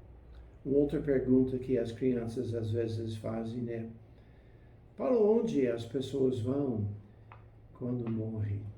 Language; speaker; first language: Portuguese; non-native, fluent; English